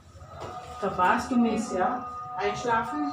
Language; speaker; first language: German; non-native, learner; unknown